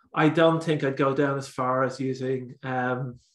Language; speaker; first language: English; native; English